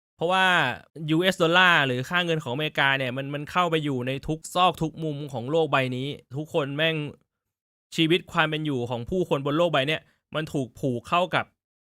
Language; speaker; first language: Thai; native; Thai